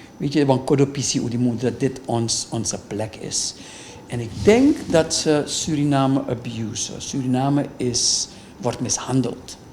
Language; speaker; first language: Dutch; native; Dutch